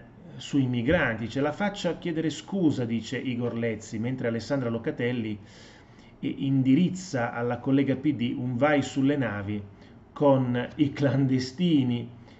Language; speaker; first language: Italian; native; Italian